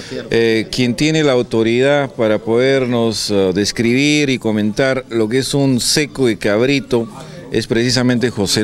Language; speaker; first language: Spanish; native; Spanish